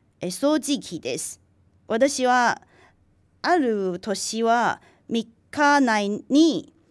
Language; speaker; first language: Japanese; non-native, fluent; Chinese